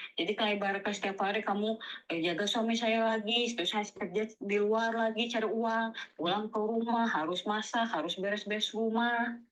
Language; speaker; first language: Indonesian; native; Indonesian